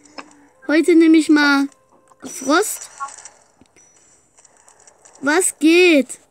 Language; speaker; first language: German; native; German